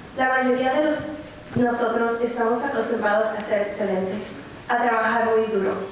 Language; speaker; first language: Spanish; early bilingual, other home language; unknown